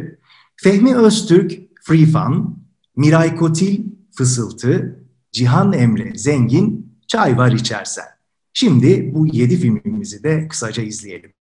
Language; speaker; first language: Turkish; native; Turkish